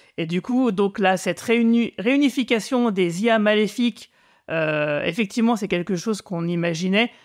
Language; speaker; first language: French; native; French